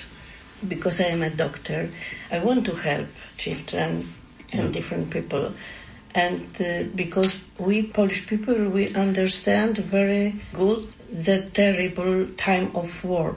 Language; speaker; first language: English; non-native, learner; Polish